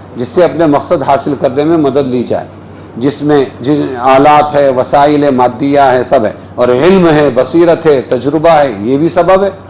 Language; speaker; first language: Urdu; native; Urdu